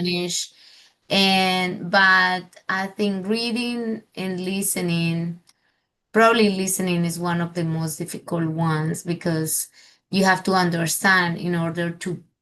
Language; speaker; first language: English; non-native, fluent; Spanish